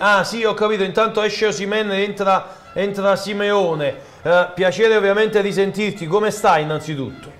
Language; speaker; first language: Italian; native; Italian